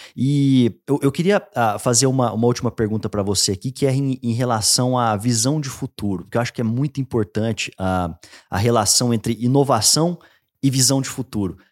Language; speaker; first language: Portuguese; native; Portuguese